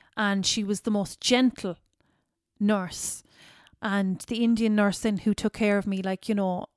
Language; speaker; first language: English; native; English